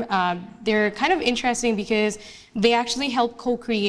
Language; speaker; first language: English; non-native, local second language; Bangla